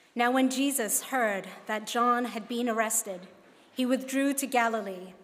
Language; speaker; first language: English; non-native, local second language; Cantonese